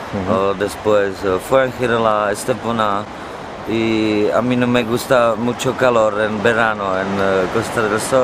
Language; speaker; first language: Spanish; non-native, learner; Czech